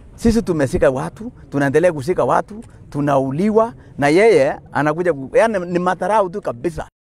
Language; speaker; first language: Swahili; non-native, local second language; Kalenjin